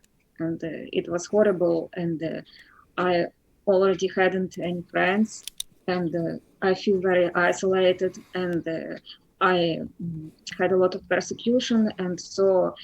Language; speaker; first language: English; non-native, fluent; Russian